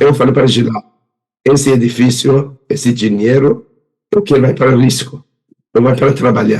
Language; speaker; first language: Portuguese; non-native, learner; Persian